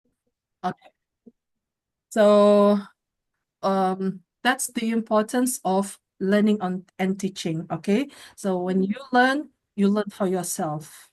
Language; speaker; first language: English; non-native, fluent; Indonesian